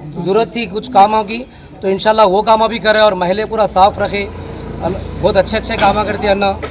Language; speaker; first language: Hindi; non-native, local second language; Urdu